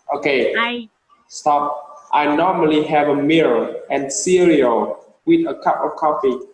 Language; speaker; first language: English; non-native, learner; Vietnamese